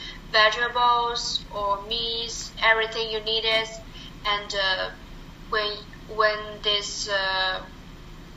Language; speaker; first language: English; non-native, learner; Chinese